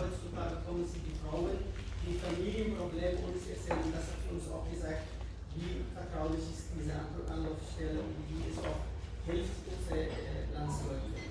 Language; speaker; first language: German; non-native, fluent; Somali